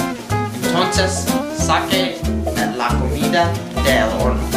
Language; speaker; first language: Spanish; non-native, learner; English